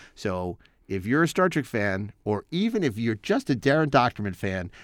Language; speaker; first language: English; native; English